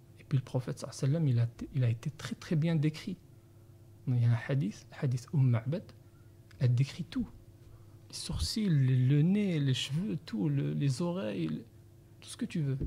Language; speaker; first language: French; non-native, fluent; Arabic